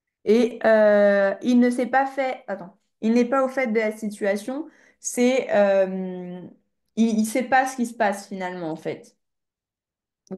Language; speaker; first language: French; native; French